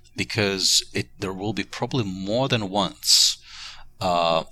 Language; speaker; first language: English; non-native, fluent; Ukrainian